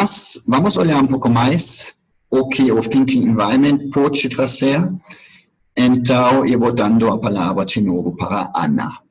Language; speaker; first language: Portuguese; non-native, fluent; German